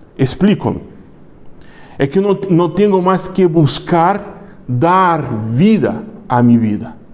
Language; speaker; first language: Spanish; non-native, learner; Portuguese